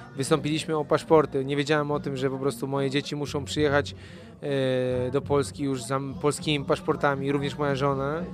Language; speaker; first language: Polish; native; Polish